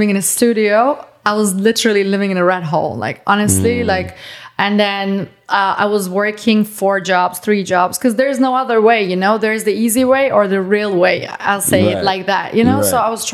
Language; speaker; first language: English; non-native, fluent; German